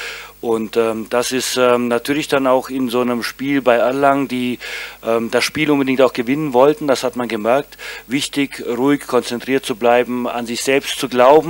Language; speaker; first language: German; native; German